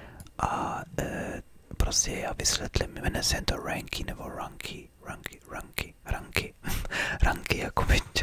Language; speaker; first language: Czech; early bilingual, heritage; Czech